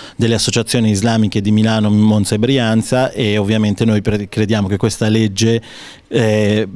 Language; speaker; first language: Italian; non-native, fluent; Urdu